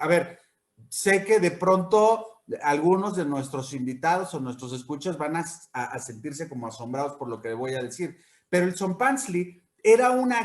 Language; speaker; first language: Spanish; native; Spanish